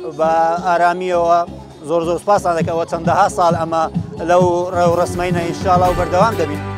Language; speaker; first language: Central Kurdish; non-native, local second language; Assyrian Neo-Aramaic